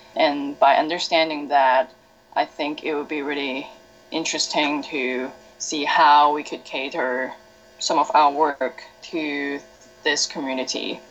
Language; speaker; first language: English; non-native, local second language; Cantonese